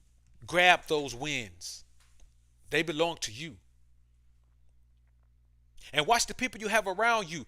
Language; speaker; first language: English; native; English